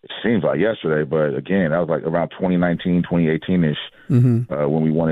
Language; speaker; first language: English; native; English